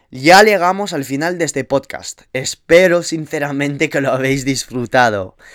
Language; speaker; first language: Spanish; early bilingual, heritage; Spanish